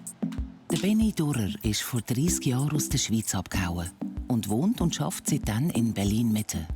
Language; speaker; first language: German; native; German